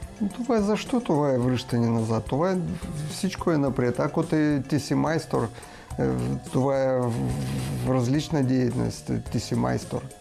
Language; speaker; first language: Bulgarian; non-native, learner; Russian